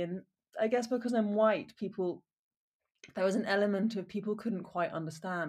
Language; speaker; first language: English; native; English